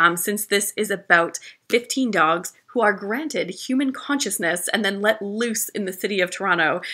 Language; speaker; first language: English; native; English